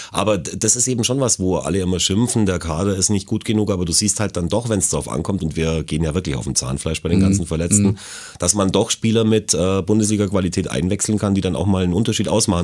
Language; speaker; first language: German; native; German